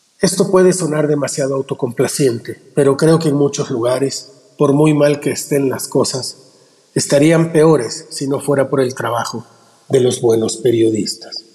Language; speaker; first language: Spanish; native; Spanish